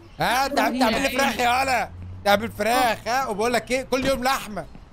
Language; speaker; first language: Arabic; native; Arabic